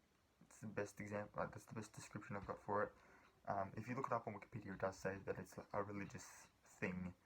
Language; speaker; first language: English; native; English